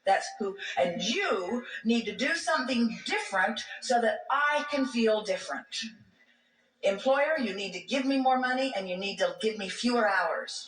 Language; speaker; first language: English; native; English